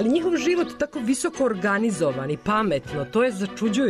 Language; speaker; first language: Serbian; native; Serbian